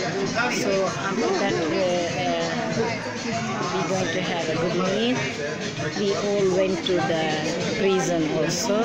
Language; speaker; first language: English; non-native, local second language; Filipino